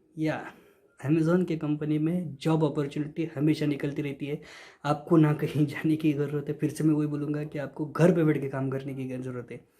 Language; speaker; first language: Hindi; non-native, local second language; Marathi